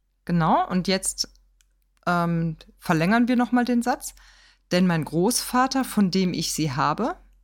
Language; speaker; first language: German; native; German